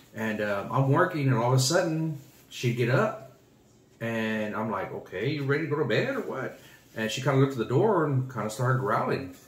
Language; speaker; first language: English; native; English